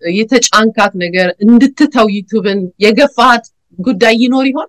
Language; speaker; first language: Amharic; native; Amharic